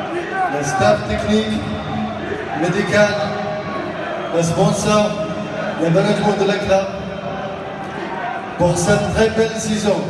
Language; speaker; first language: French; non-native, fluent; Arabic